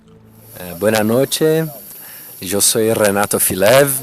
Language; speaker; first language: Spanish; non-native, fluent; Portuguese